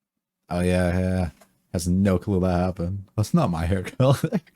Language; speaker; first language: English; native; English